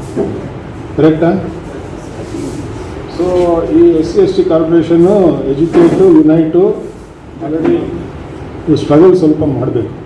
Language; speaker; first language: Kannada; non-native, learner; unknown